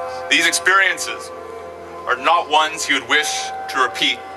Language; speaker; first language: English; native; English